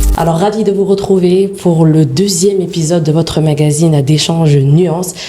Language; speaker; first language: French; early bilingual, other home language; Wolof